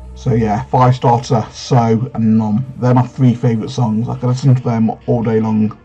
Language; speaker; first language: English; native; English